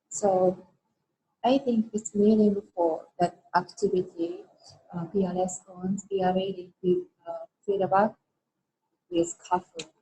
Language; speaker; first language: English; non-native, learner; Japanese